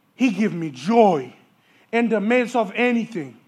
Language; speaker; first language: English; early bilingual, other home language; Haitian Creole